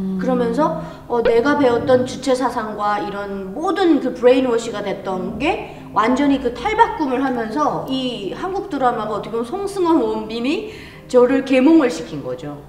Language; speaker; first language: Korean; native; Korean